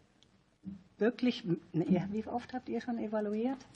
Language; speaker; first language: German; native; German